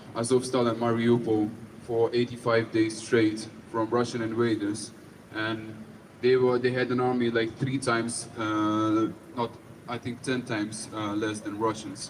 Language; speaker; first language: English; non-native, fluent; Ukrainian